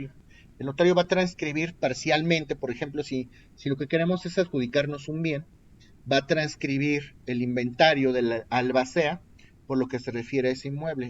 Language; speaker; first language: Spanish; native; Spanish